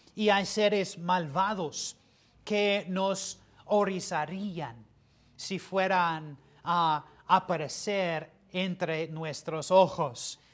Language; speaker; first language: Spanish; non-native, fluent; English